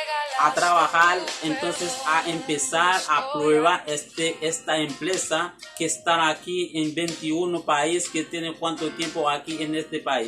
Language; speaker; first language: Spanish; non-native, learner; Haitian Creole